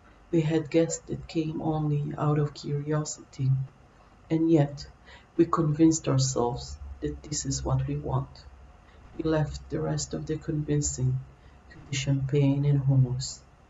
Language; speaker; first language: English; non-native, fluent; Hebrew